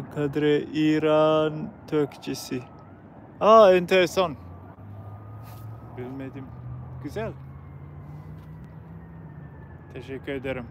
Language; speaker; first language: Turkish; non-native, learner; English